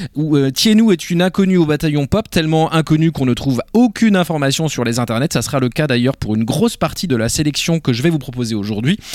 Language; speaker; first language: French; native; French